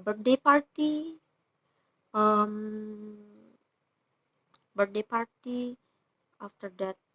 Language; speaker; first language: English; non-native, learner; Indonesian